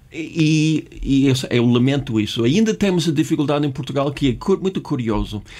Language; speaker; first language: Portuguese; non-native, fluent; English